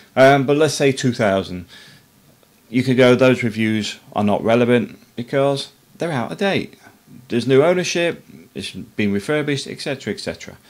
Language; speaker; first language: English; native; English